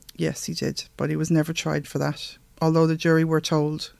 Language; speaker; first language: English; native; English